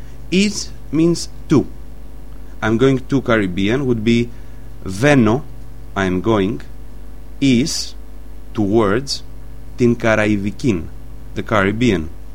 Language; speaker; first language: English; non-native, fluent; Greek